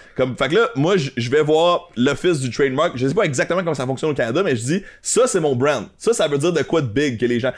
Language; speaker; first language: French; native; French